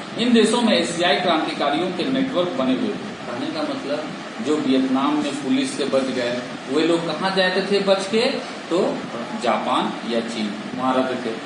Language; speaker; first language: Hindi; native; Hindi